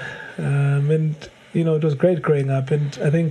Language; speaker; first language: English; non-native, local second language; Xhosa